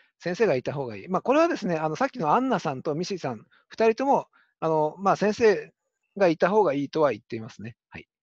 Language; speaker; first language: Japanese; native; Japanese